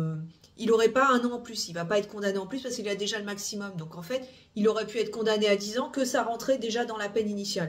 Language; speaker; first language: French; native; French